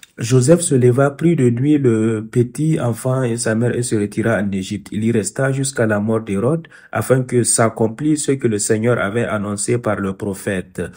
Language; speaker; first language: French; non-native, fluent; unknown